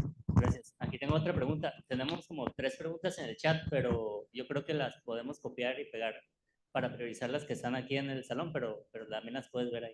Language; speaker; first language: Spanish; native; Spanish